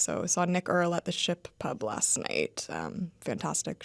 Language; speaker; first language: English; native; English